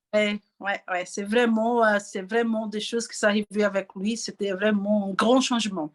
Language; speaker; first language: French; non-native, learner; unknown